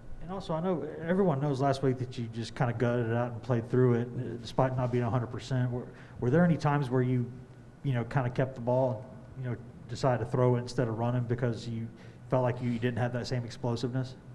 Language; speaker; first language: English; native; English